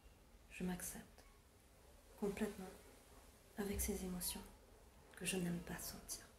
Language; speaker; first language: French; non-native, fluent; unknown